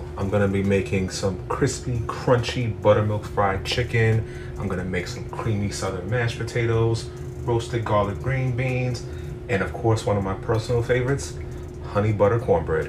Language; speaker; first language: English; native; English